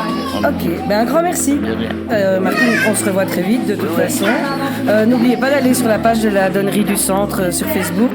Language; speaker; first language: French; native; French